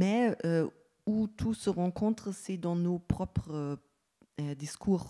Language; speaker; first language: French; non-native, fluent; German